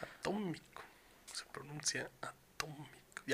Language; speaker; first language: Spanish; native; Spanish